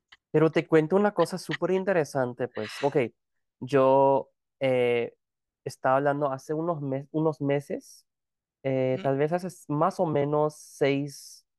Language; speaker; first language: Spanish; non-native, fluent; Gujarati